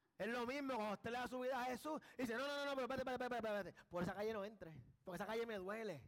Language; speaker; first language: Spanish; early bilingual, heritage; Spanish